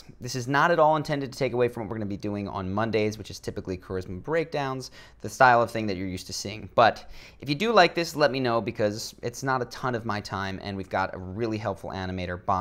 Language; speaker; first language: English; native; English